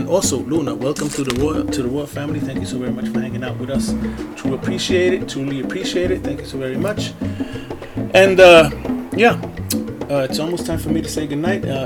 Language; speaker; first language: English; early bilingual, other home language; Spanish